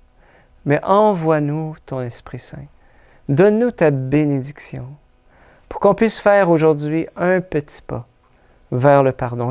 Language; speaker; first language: French; native; French